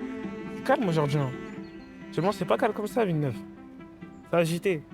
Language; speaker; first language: French; native; French